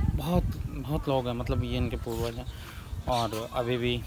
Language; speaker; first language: Hindi; native; Hindi